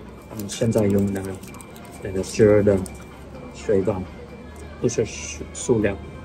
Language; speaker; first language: Chinese; non-native, fluent; English